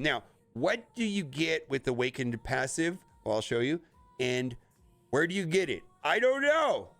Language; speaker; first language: English; native; English